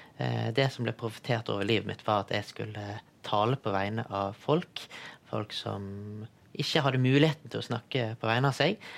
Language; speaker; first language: Norwegian; early bilingual, other home language; Tamil